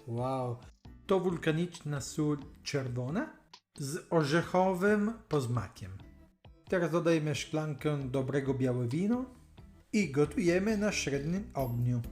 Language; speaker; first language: Polish; non-native, learner; Italian